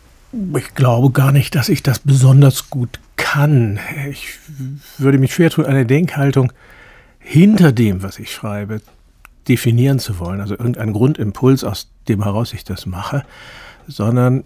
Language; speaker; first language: German; native; German